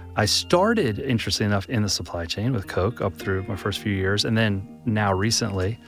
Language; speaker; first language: English; native; English